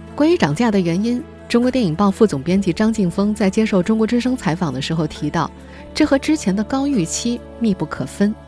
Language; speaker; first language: Chinese; native; Chinese